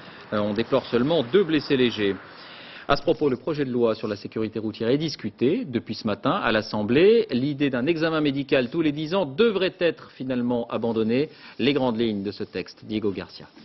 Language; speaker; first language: French; native; French